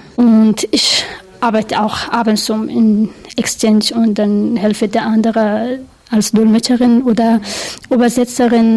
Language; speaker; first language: German; non-native, learner; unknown